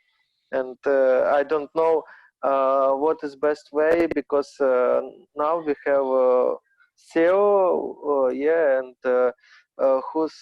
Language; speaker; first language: English; non-native, learner; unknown